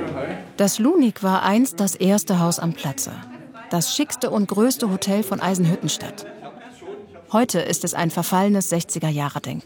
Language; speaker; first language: German; native; German